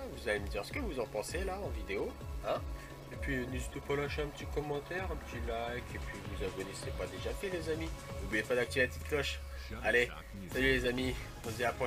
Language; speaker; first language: French; native; French